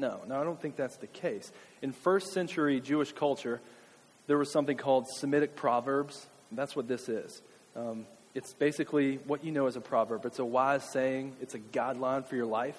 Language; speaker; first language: English; native; English